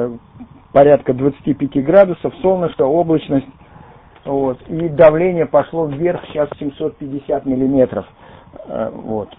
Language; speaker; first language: Russian; native; Russian